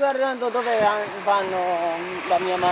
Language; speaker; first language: Italian; non-native, learner; Japanese